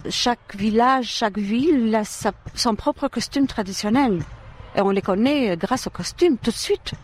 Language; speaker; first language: French; non-native, fluent; Albanian